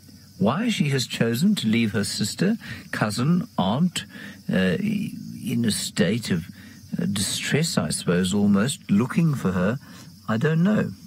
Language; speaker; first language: English; native; English